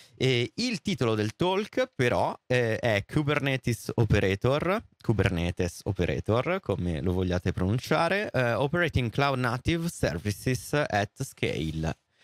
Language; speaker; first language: Italian; native; Italian